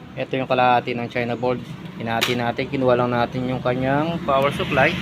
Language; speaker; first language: Filipino; non-native, local second language; Pampanga